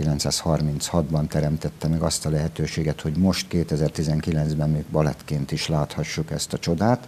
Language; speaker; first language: Hungarian; native; Hungarian